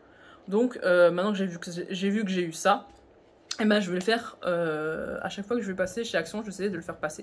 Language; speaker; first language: French; native; French